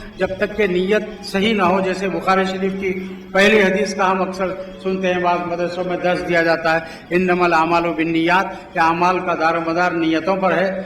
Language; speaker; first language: Urdu; native; Urdu